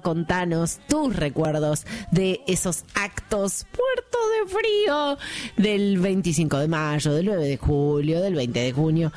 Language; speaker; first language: Spanish; native; Spanish